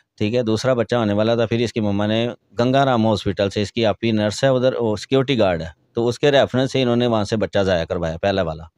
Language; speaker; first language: Urdu; non-native, local second language; Punjabi